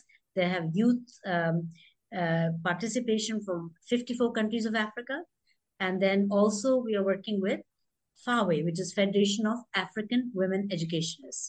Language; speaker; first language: English; non-native, local second language; Hindi